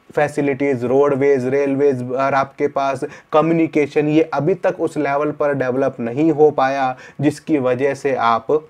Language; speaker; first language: Hindi; native; Hindi